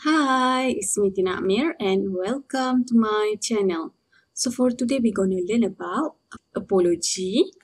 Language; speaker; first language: English; non-native, local second language; Malay